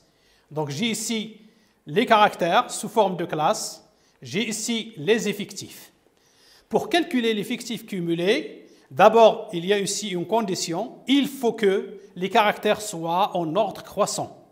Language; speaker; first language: French; non-native, local second language; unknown